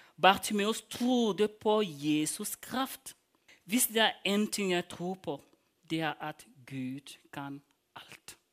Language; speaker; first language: Norwegian; non-native, fluent; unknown